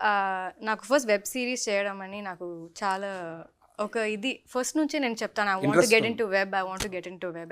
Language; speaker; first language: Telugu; non-native, local second language; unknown